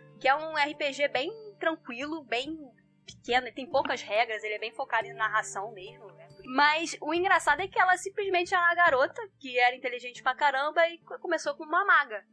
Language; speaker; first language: Portuguese; native; Portuguese